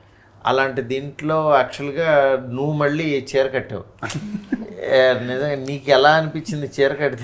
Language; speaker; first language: Telugu; native; Telugu